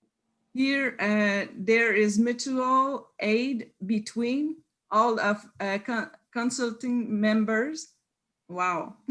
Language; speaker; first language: English; non-native, learner; French